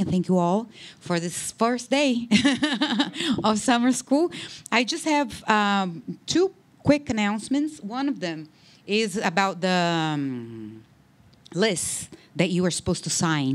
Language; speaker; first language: English; non-native, fluent; Portuguese